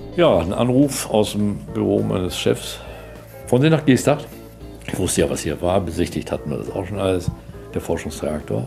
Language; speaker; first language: German; native; German